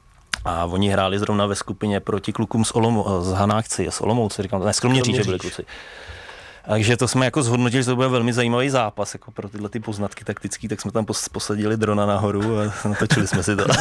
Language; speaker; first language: Czech; native; Czech